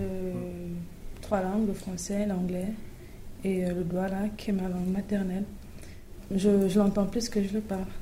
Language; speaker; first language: French; early bilingual, other home language; Duala